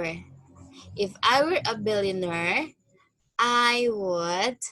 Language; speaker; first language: English; non-native, fluent; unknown